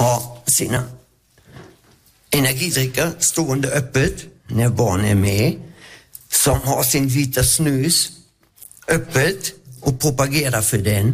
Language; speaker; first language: Swedish; non-native, fluent; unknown